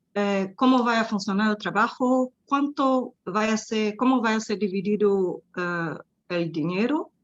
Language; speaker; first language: Spanish; non-native, fluent; Portuguese